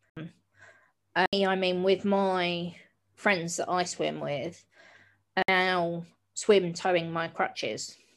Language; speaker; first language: English; native; English